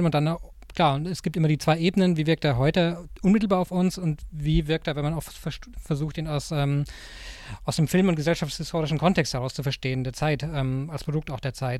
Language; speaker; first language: German; native; German